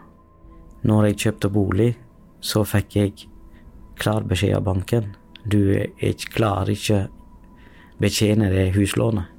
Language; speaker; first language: Norwegian; non-native, fluent; Tamil